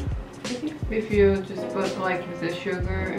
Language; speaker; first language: English; non-native, fluent; Portuguese